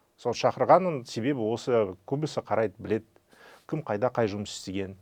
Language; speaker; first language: Kazakh; non-native, fluent; Russian